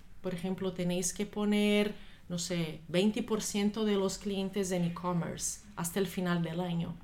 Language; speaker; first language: Spanish; non-native, fluent; Portuguese